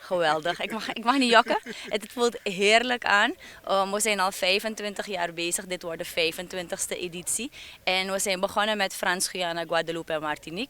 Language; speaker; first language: Dutch; native; Dutch